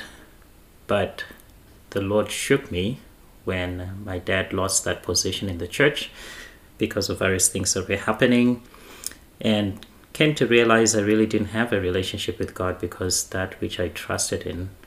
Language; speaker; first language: English; non-native, local second language; Shona